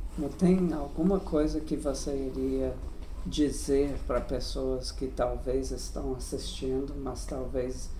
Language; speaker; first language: Portuguese; non-native, fluent; English